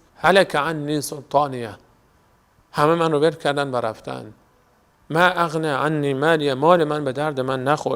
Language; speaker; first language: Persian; native; Persian